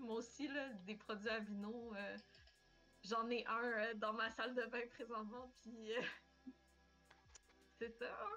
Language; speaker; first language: French; native; French